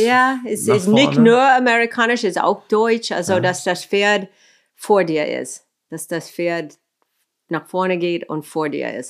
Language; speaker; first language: German; non-native, fluent; English